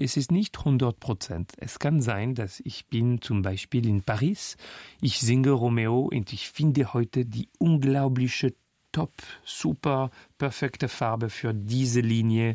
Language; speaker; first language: German; non-native, fluent; French